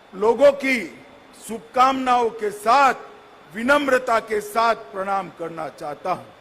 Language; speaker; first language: Hindi; non-native, local second language; Telugu